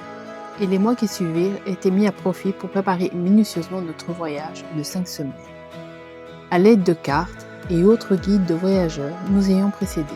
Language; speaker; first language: French; native; French